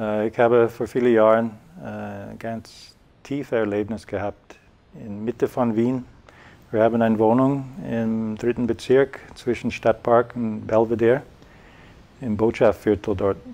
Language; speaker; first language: German; non-native, fluent; English